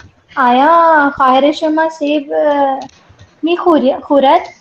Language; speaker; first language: Persian; non-native, learner; Urdu